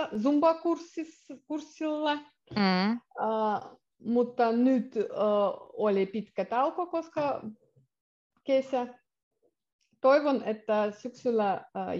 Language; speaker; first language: Finnish; non-native, learner; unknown